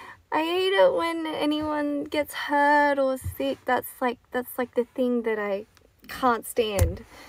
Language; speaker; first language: English; early bilingual, other home language; Korean